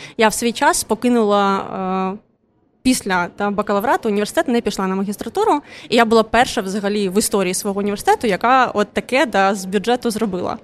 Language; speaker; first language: Ukrainian; non-native, local second language; Russian